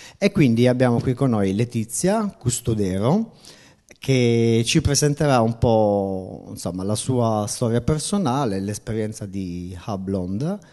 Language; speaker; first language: Italian; native; Italian